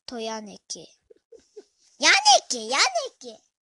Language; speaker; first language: Japanese; non-native, learner; Indonesian